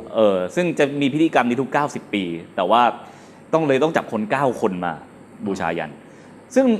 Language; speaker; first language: Thai; native; Thai